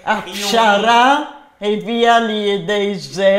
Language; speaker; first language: Hebrew; non-native, fluent; Polish